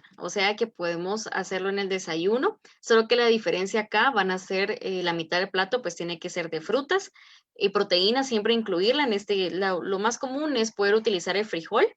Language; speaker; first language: Spanish; native; Spanish